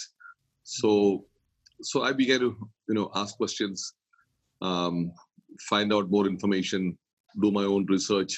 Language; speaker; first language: English; non-native, local second language; Malayalam